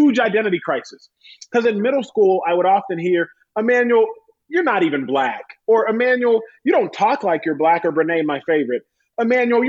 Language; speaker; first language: English; native; English